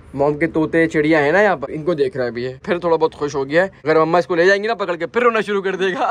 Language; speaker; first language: Urdu; native; Urdu